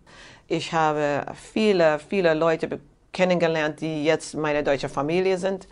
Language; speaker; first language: German; non-native, fluent; English